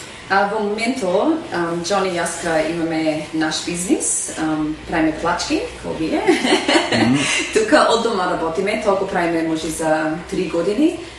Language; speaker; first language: Macedonian; early bilingual, heritage; Macedonian